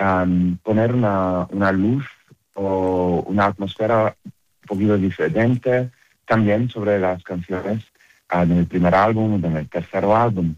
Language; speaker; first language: Spanish; non-native, learner; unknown